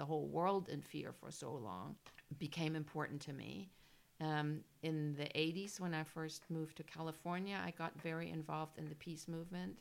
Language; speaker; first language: English; non-native, fluent; German